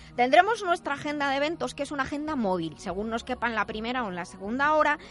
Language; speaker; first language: Spanish; native; Spanish